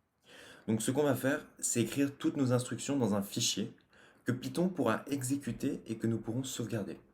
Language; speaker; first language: French; native; French